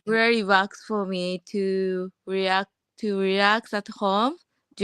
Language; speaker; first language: English; non-native, learner; Japanese